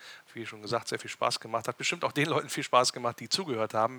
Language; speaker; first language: German; native; German